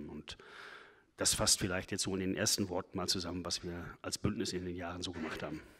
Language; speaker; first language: German; native; German